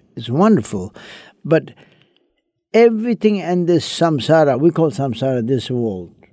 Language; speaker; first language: English; early bilingual, other home language; Chinese